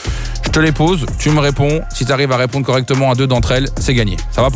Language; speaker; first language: French; native; French